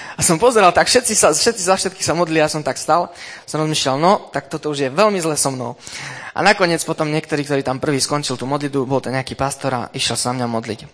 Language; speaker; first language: Slovak; early bilingual, heritage; Slovak